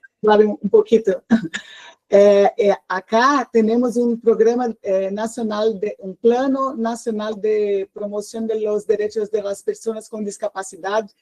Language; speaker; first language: Spanish; non-native, learner; Portuguese